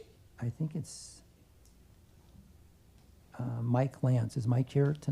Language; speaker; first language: English; native; English